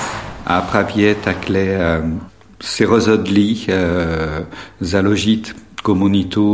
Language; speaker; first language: Czech; non-native, fluent; French